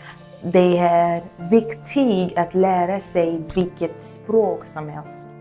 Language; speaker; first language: Swedish; non-native, learner; Yoruba